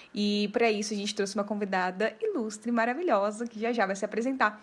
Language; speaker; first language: Portuguese; native; Portuguese